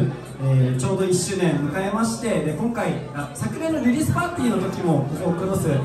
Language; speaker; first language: Japanese; native; Japanese